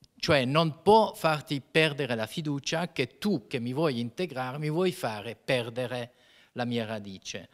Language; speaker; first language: Italian; non-native, fluent; French